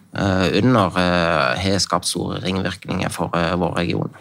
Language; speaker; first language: Norwegian; native; Norwegian